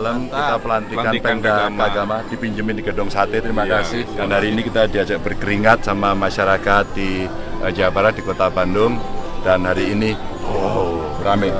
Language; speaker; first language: Indonesian; non-native, local second language; Javanese